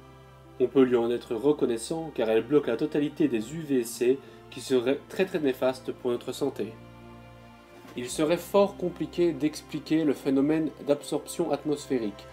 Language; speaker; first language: French; native; French